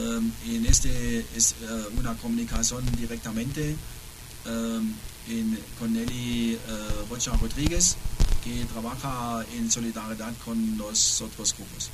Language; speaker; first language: Spanish; non-native, learner; German